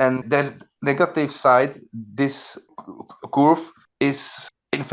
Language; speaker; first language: English; non-native, learner; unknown